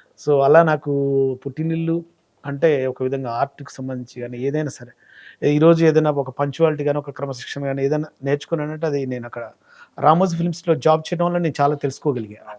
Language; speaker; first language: Telugu; native; Telugu